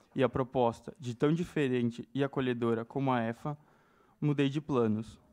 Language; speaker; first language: Portuguese; native; Portuguese